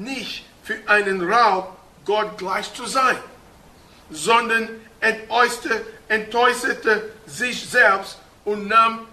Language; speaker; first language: German; non-native, fluent; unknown